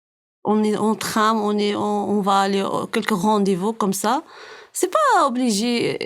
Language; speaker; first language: French; non-native, learner; Arabic